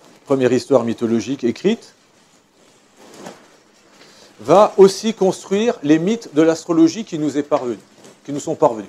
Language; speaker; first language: French; native; French